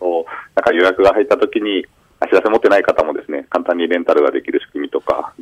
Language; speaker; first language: Japanese; native; Japanese